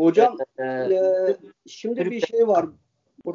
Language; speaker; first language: Turkish; early bilingual, heritage; Uyghur